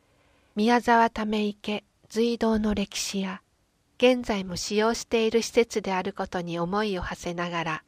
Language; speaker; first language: Japanese; native; Japanese